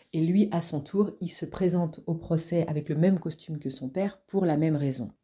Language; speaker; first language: French; native; French